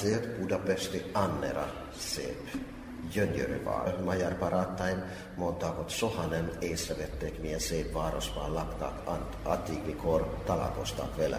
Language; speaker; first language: Hungarian; non-native, fluent; Finnish